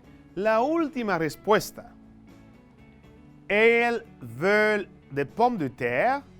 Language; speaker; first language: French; non-native, fluent; Spanish